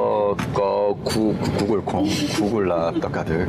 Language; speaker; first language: Vietnamese; non-native, learner; Korean